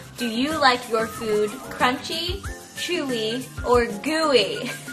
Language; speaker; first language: English; native; English